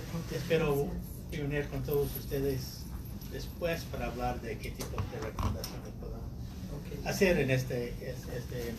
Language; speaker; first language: Spanish; non-native, fluent; English